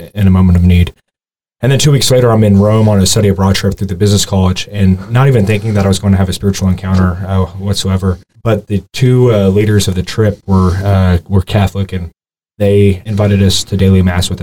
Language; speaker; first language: English; native; English